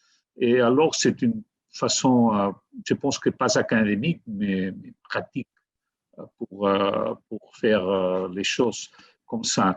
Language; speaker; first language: French; non-native, fluent; Catalan